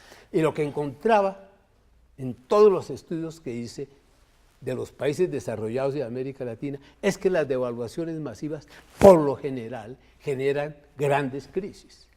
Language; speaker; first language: Spanish; native; Spanish